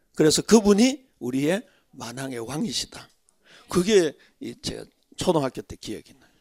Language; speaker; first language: Korean; native; Korean